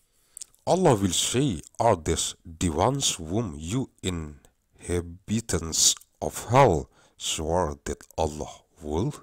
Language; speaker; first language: English; non-native, learner; Indonesian